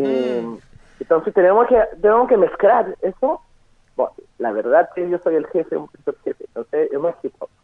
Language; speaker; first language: Spanish; non-native, fluent; French